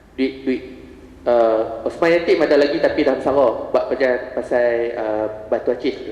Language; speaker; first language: Malay; native; Malay